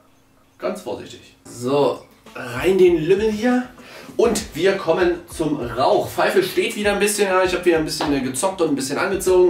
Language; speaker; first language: German; native; German